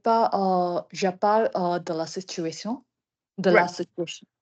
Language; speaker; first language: French; non-native, learner; English